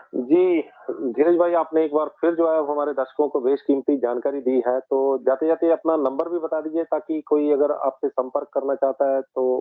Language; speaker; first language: Hindi; non-native, local second language; Punjabi